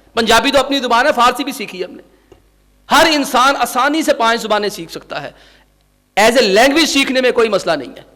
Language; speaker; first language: Urdu; non-native, local second language; Punjabi